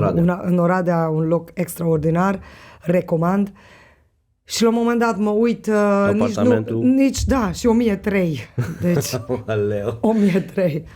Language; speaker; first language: Romanian; non-native, local second language; Hungarian